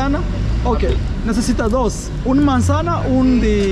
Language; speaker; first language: Spanish; non-native, learner; English